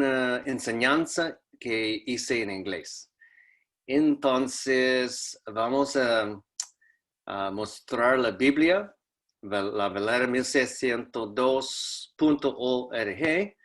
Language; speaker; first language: Spanish; non-native, fluent; English